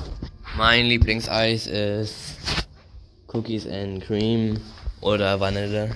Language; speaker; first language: German; non-native, learner; English